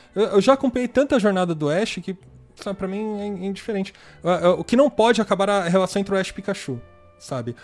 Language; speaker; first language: Portuguese; native; Portuguese